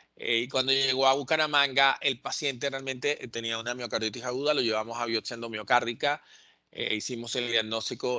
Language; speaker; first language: Spanish; native; Spanish